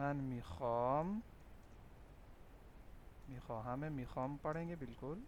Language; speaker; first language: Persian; non-native, fluent; Urdu